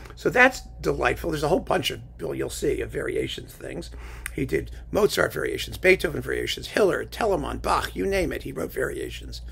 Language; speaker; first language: English; native; English